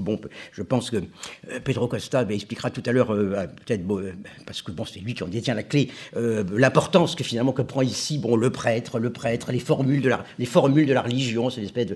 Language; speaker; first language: French; native; French